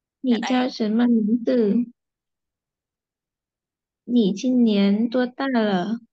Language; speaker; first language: Chinese; non-native, learner; Vietnamese